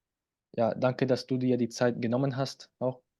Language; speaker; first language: German; non-native, fluent; Spanish